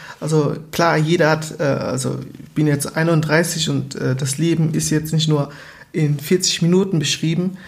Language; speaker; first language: German; early bilingual, other home language; Portuguese